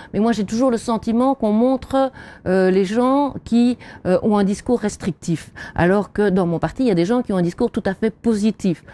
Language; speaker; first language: French; native; French